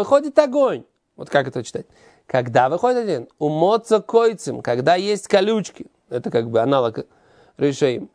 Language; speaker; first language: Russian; native; Russian